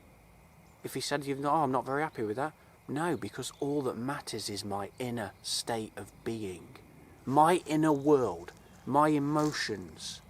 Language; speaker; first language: English; native; English